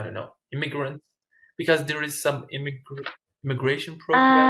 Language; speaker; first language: English; non-native, fluent; Arabic